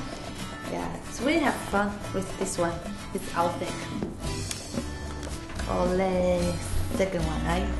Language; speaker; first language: English; non-native, fluent; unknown